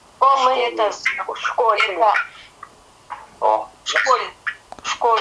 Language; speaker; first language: Russian; non-native, learner; Kazakh